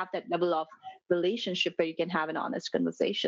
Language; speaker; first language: English; non-native, local second language; Gujarati